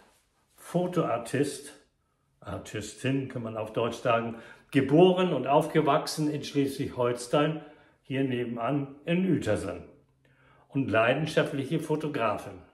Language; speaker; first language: German; native; German